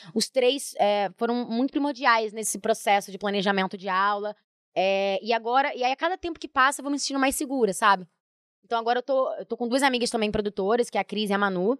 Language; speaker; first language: Portuguese; native; Portuguese